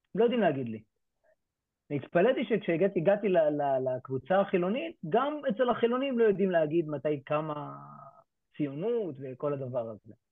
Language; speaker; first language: Hebrew; native; Hebrew